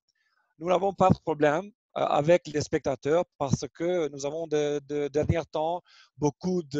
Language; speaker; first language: French; non-native, learner; Albanian